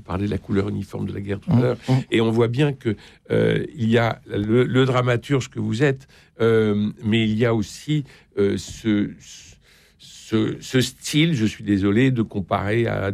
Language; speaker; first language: French; native; French